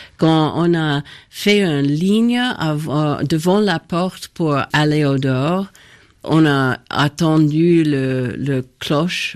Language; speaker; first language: French; non-native, fluent; English